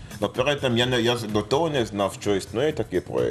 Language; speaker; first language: Ukrainian; non-native, fluent; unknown